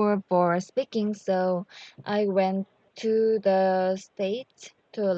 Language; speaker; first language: English; non-native, learner; Korean